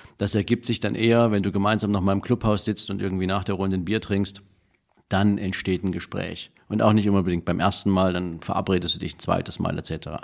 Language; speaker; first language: German; native; German